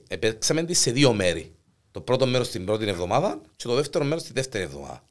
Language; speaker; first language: Greek; native; Greek